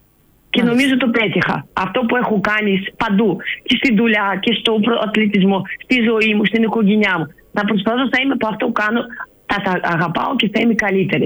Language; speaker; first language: Greek; non-native, learner; Russian